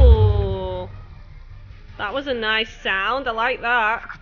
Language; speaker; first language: English; native; English